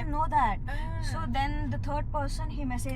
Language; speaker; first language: English; non-native, local second language; Kannada